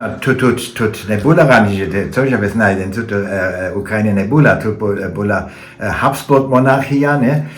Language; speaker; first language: Ukrainian; non-native, learner; German